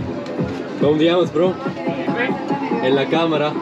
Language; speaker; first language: Spanish; non-native, learner; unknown